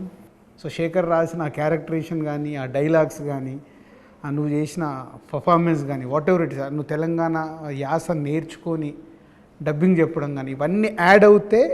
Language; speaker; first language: Telugu; native; Telugu